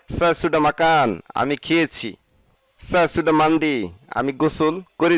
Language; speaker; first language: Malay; non-native, fluent; Bangla